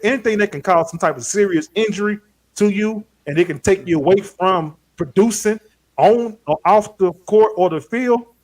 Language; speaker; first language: English; native; English